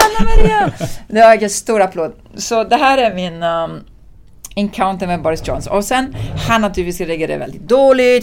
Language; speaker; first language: Swedish; non-native, fluent; Italian